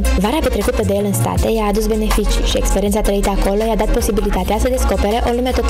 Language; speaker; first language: Romanian; native; Romanian